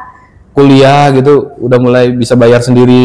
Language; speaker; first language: Indonesian; native; Indonesian